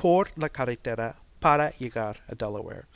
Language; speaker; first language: Spanish; non-native, fluent; English